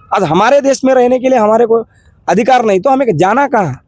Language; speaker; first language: Hindi; non-native, local second language; Kannada